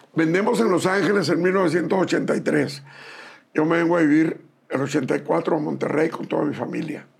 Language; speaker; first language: Spanish; native; Spanish